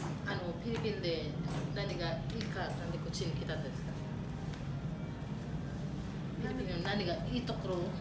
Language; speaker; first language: Japanese; non-native, learner; Filipino